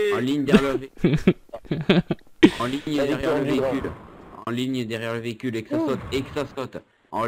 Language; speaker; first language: French; native; French